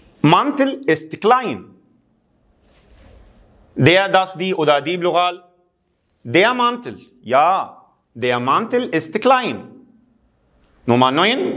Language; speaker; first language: German; non-native, fluent; Arabic